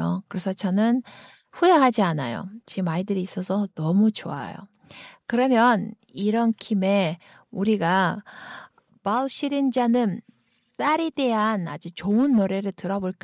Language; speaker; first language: Korean; non-native, fluent; Kyrgyz